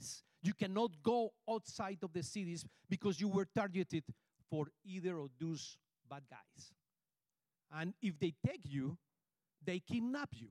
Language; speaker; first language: English; non-native, fluent; Spanish